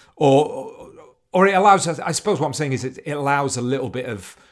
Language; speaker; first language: English; native; English